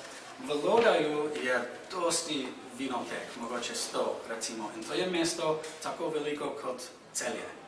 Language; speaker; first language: Slovenian; non-native, fluent; English